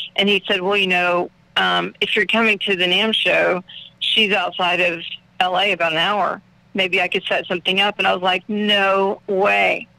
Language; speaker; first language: English; native; English